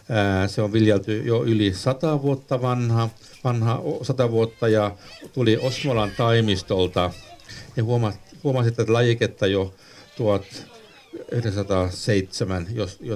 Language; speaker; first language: Finnish; non-native, local second language; Swedish